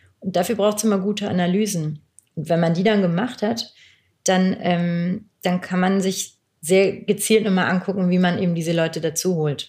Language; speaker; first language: German; early bilingual, other home language; Turkish